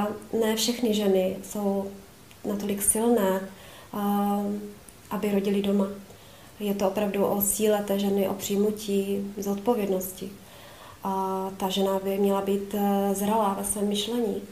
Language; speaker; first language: Czech; native; Czech